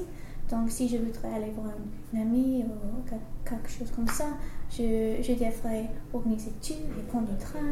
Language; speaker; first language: French; non-native, learner; English